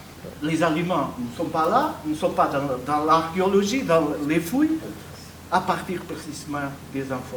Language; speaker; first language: French; non-native, fluent; Portuguese